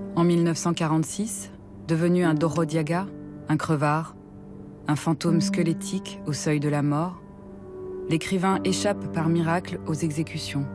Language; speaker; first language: French; non-native, fluent; Russian